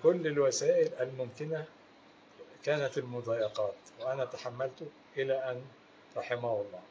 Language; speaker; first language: Arabic; native; Arabic